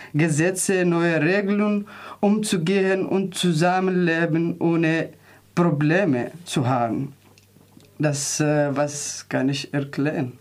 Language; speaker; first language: German; non-native, fluent; Arabic